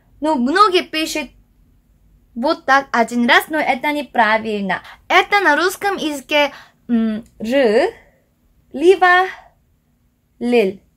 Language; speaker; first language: Russian; non-native, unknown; Korean